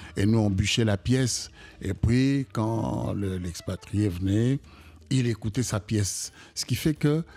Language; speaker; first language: French; non-native, local second language; Kongo